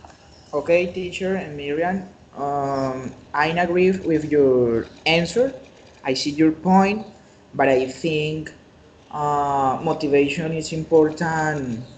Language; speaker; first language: English; non-native, learner; Spanish